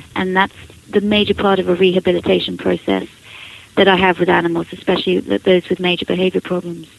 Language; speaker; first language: English; native; English